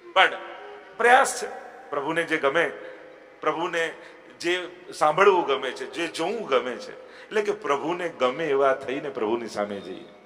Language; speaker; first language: Gujarati; non-native, local second language; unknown